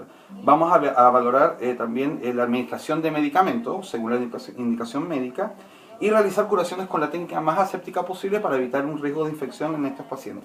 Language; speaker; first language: Spanish; native; Spanish